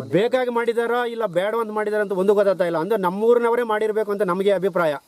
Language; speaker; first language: Kannada; native; Kannada